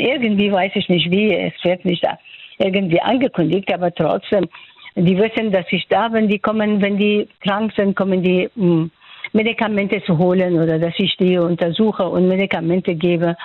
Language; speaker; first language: German; non-native, fluent; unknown